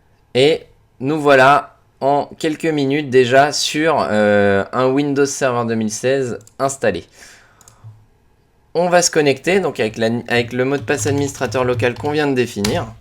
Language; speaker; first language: French; native; French